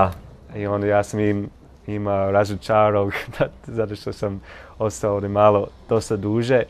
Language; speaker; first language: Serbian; non-native, learner; English